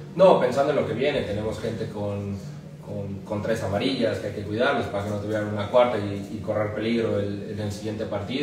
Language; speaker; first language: Spanish; native; Spanish